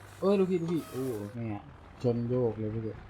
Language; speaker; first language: Thai; native; Thai